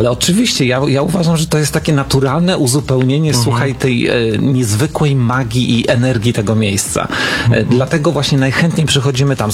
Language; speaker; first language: Polish; native; Polish